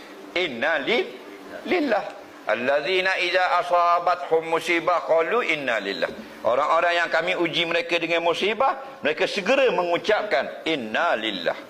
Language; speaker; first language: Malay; native; Malay